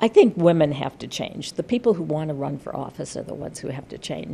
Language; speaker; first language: English; native; English